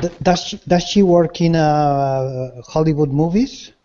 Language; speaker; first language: English; non-native, learner; Spanish